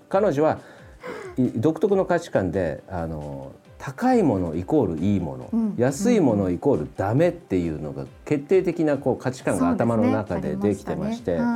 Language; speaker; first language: Japanese; native; Japanese